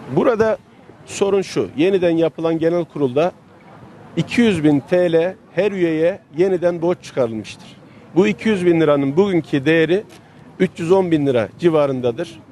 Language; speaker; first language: Turkish; native; Turkish